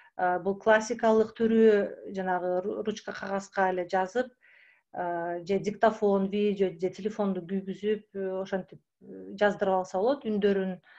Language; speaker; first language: Kyrgyz; native; Kyrgyz